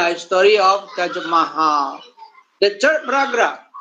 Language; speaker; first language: English; non-native, learner; Indonesian